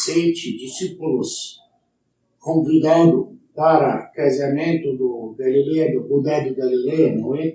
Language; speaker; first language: Portuguese; non-native, learner; Arabic